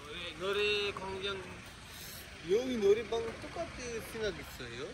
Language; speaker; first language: Korean; non-native, learner; Urdu